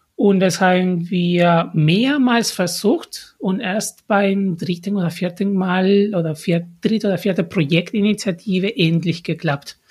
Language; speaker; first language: German; non-native, fluent; Spanish